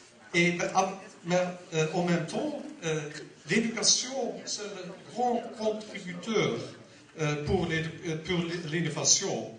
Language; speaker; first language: French; non-native, learner; Dutch